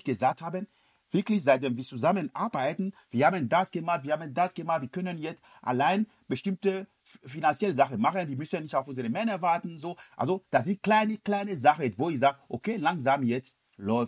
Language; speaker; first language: German; non-native, fluent; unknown